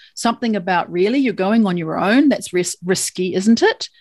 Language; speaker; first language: English; native; English